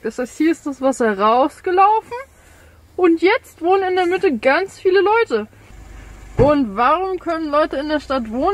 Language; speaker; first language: German; non-native, fluent; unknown